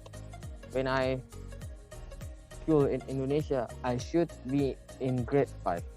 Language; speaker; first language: English; non-native, learner; Indonesian